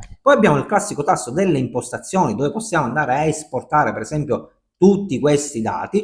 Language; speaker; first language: Italian; native; Italian